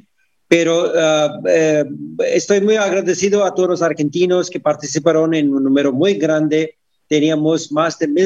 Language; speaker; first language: Spanish; non-native, fluent; Hindi